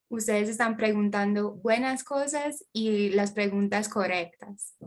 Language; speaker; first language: Spanish; non-native, fluent; English